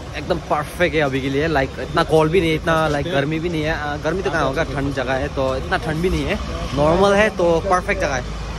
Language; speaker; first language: Hindi; non-native, local second language; Nepali